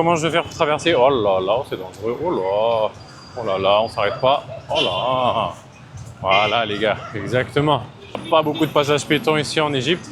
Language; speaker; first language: French; native; French